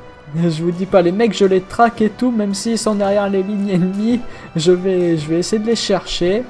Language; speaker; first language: French; native; French